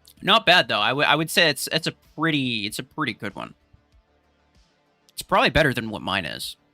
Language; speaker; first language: English; native; English